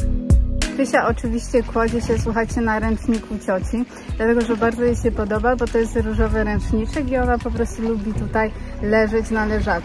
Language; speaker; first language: Polish; native; Polish